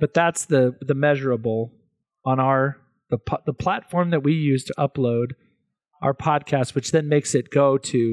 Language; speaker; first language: English; native; English